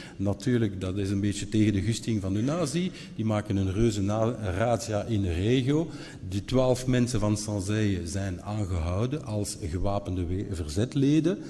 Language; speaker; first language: Dutch; non-native, local second language; French